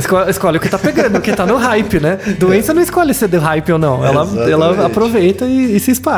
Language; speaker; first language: Portuguese; native; Portuguese